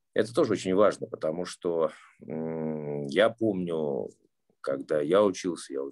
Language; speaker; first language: Russian; native; Russian